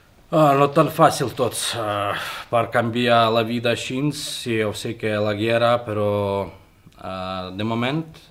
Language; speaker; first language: Catalan; non-native, learner; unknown